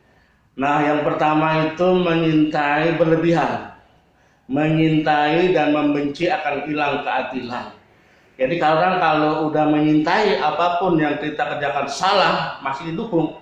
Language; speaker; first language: Indonesian; native; Indonesian